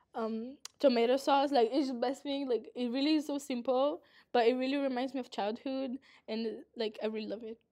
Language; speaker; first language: English; non-native, fluent; Portuguese